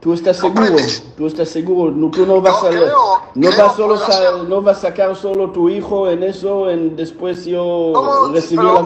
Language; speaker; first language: Spanish; non-native, learner; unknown